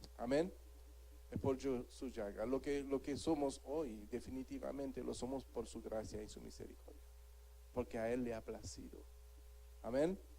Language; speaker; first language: Spanish; non-native, fluent; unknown